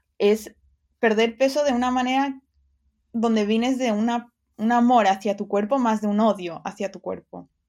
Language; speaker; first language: Spanish; early bilingual, other home language; English